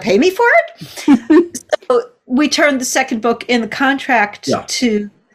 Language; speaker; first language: English; native; English